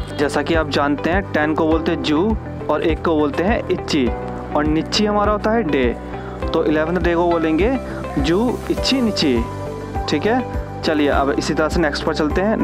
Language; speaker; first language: Hindi; native; Hindi